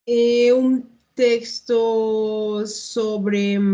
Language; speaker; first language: Portuguese; non-native, learner; Spanish